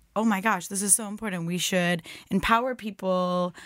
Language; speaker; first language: English; non-native, fluent; Turkish